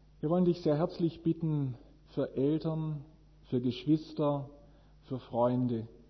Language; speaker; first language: German; native; German